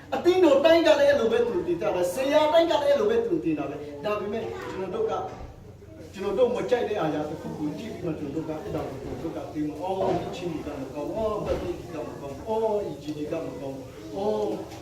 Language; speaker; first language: Burmese; non-native, local second language; Lahu